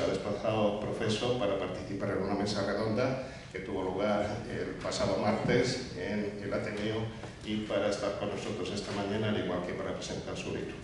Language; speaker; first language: Spanish; native; Spanish